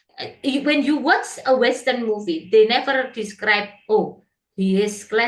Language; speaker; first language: English; non-native, learner; Indonesian